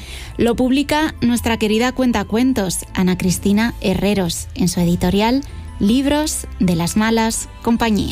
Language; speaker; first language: Spanish; native; Spanish